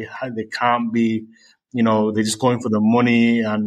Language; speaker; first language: English; native; English